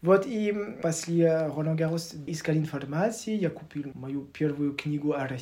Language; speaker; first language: Russian; non-native, learner; French